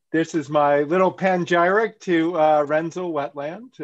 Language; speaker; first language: English; native; English